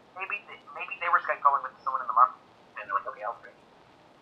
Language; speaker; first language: English; native; English